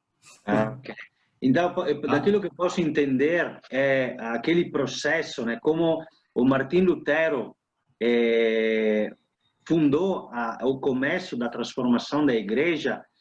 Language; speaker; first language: Portuguese; non-native, fluent; Italian